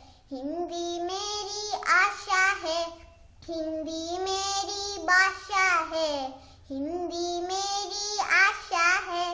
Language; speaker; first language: Hindi; non-native, local second language; Malayalam